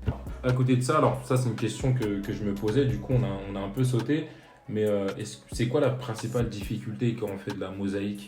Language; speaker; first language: French; native; French